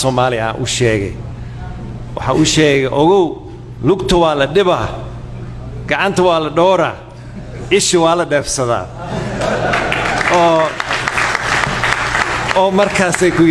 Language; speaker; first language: Somali; non-native, fluent; English